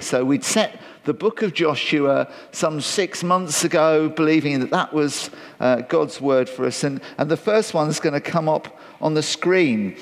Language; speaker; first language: English; native; English